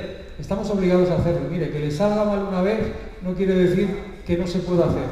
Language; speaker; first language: Spanish; native; Spanish